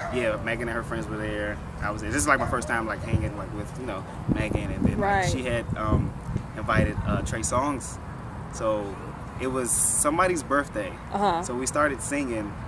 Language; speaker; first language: English; native; English